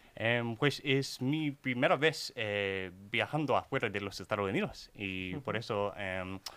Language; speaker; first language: Spanish; non-native, learner; English